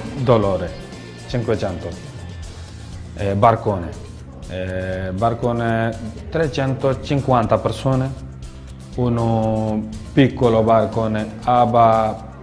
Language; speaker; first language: Italian; non-native, learner; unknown